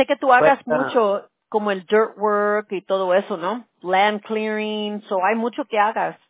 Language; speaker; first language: Spanish; early bilingual, heritage; Spanish